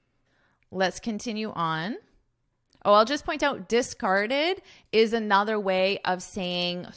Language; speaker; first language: English; native; English